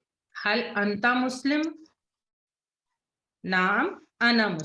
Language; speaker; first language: Arabic; non-native, fluent; Urdu